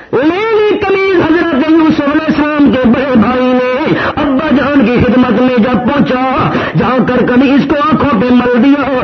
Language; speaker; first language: Urdu; non-native, local second language; Saraiki